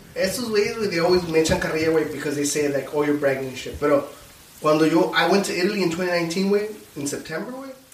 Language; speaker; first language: English; early bilingual, other home language; Spanish